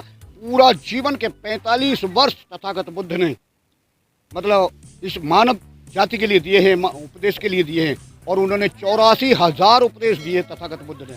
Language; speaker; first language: Hindi; native; Hindi